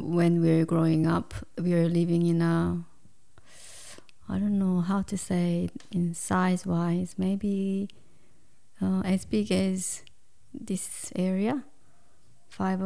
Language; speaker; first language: English; non-native, fluent; Korean